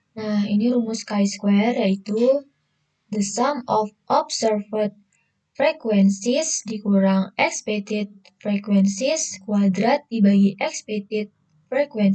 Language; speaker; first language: Indonesian; native; Indonesian